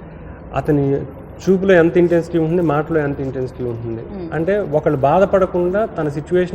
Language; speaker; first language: Telugu; native; Telugu